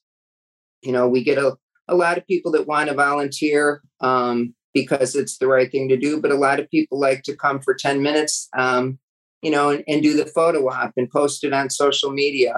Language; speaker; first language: English; native; English